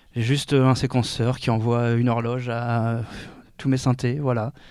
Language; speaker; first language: French; native; French